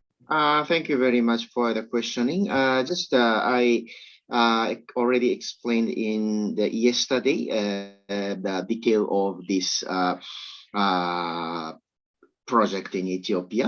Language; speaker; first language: English; non-native, learner; Japanese